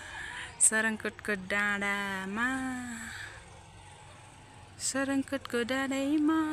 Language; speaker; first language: Nepali; native; Nepali